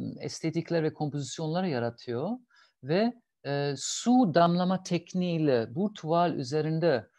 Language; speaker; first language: Turkish; non-native, fluent; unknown